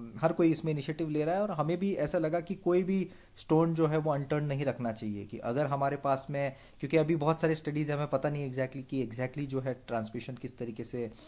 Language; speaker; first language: Hindi; non-native, local second language; Marathi